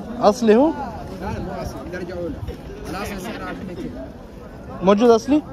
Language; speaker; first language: Arabic; non-native, learner; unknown